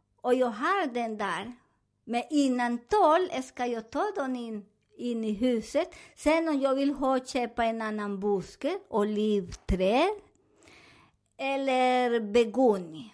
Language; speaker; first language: Swedish; non-native, fluent; Spanish